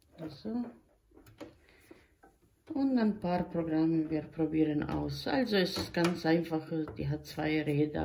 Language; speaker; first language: German; non-native, local second language; Bosnian